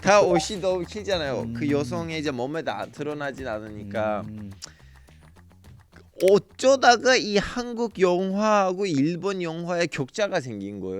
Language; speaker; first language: Korean; non-native, fluent; Turkish